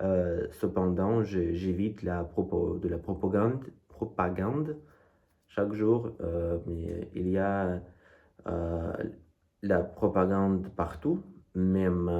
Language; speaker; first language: French; non-native, fluent; Russian